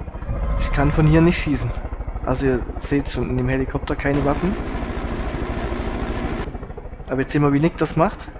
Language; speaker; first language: German; native; German